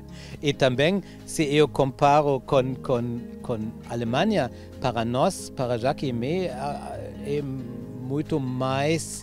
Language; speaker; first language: Portuguese; non-native, fluent; German